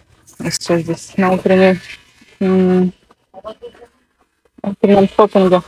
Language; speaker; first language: Russian; native; Russian